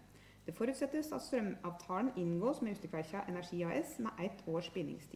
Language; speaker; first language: Norwegian; native; Norwegian